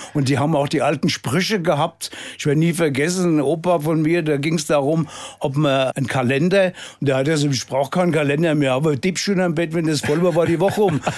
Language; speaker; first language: German; native; German